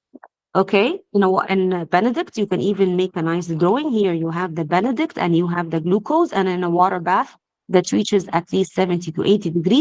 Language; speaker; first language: English; non-native, fluent; Arabic